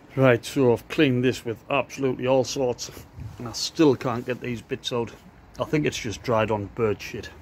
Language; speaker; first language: English; native; English